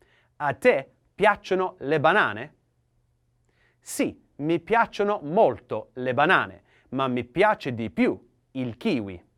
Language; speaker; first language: Italian; non-native, learner; English